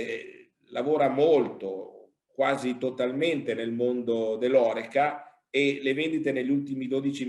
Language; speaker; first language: Italian; native; Italian